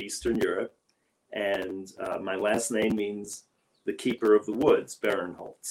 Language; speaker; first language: English; native; English